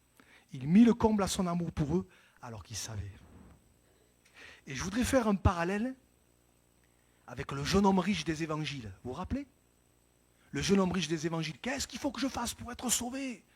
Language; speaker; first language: French; native; French